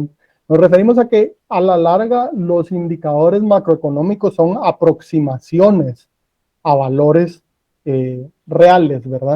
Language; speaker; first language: Spanish; native; Spanish